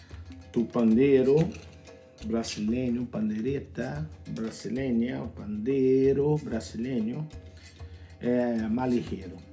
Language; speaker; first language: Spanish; non-native, learner; Portuguese